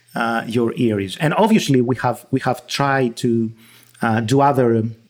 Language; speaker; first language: English; non-native, fluent; Greek